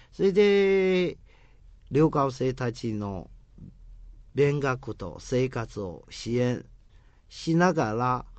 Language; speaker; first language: Japanese; non-native, fluent; Chinese